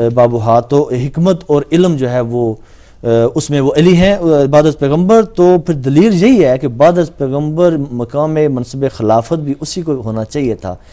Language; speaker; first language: Urdu; non-native, local second language; Punjabi